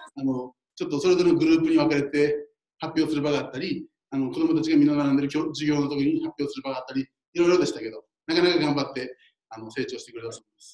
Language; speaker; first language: Japanese; native; Japanese